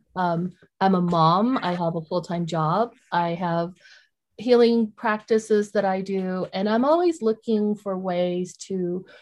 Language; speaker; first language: English; early bilingual, other home language; Vietnamese